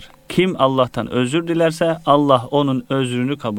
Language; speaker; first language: Turkish; native; Turkish